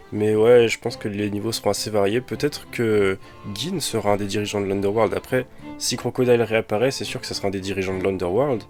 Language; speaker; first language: French; native; French